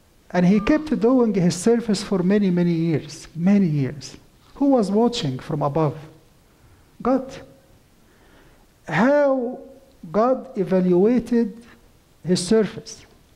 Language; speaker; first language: English; non-native, fluent; Arabic